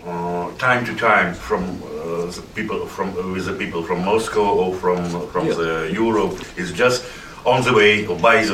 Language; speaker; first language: English; non-native, learner; Russian